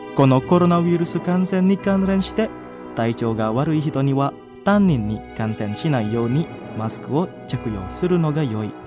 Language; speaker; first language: Japanese; non-native, fluent; Indonesian